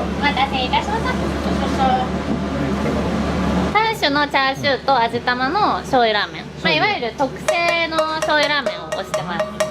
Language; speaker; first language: Japanese; native; Japanese